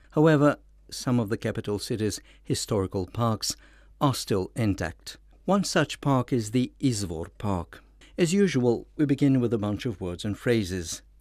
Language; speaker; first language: English; non-native, fluent; Romanian